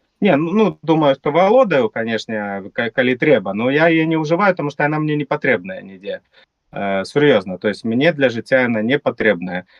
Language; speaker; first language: Belarusian; non-native, local second language; Russian